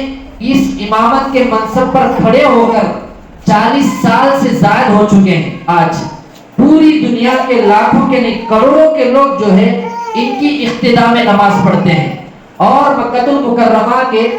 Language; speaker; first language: Urdu; native; Urdu